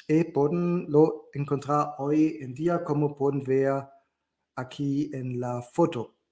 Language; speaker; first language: Spanish; non-native, learner; German